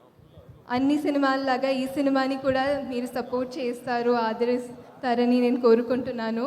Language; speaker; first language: Telugu; non-native, local second language; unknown